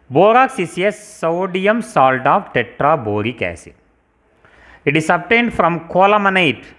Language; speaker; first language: English; non-native, local second language; Tamil